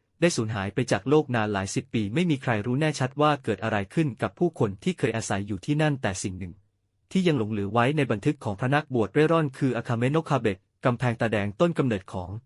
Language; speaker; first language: Thai; native; Thai